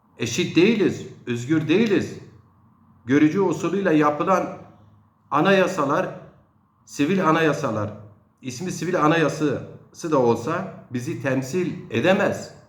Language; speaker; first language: Turkish; non-native, local second language; Zaza